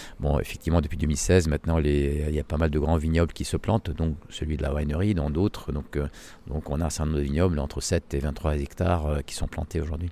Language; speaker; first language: French; non-native, local second language; Arabic